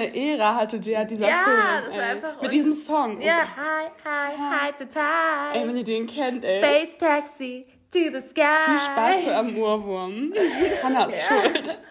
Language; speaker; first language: German; native; German